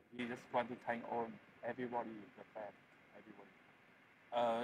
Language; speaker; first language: English; non-native, learner; Vietnamese